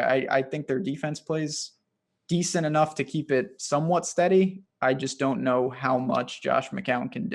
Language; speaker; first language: English; native; English